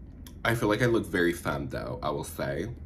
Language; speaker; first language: English; native; English